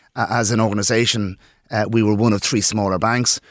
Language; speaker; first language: English; native; English